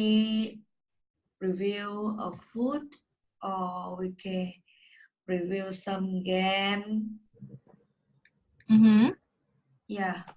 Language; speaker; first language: English; non-native, learner; Vietnamese